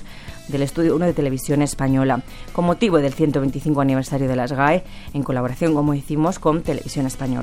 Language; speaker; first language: Spanish; native; Spanish